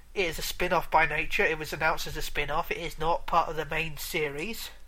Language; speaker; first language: English; native; English